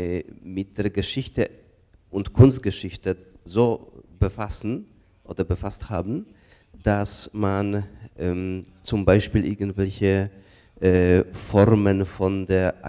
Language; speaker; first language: German; non-native, fluent; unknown